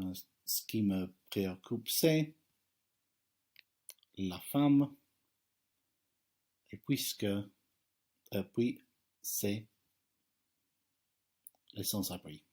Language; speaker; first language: French; non-native, fluent; English